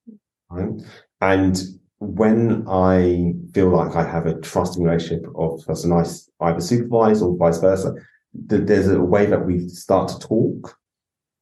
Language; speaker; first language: English; native; English